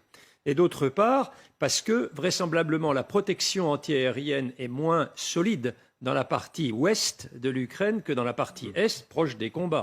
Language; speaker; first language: French; native; French